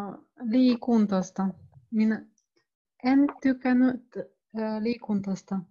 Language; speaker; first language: Finnish; non-native, learner; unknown